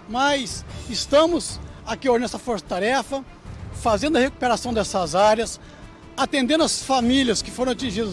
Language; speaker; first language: Portuguese; native; Portuguese